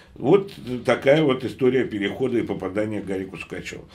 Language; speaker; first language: Russian; native; Russian